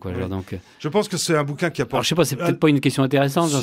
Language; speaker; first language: French; native; French